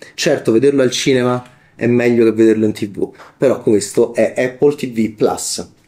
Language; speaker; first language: Italian; native; Italian